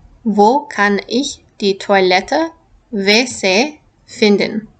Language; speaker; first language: German; non-native, fluent; English